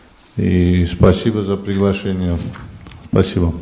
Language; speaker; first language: Russian; non-native, local second language; Armenian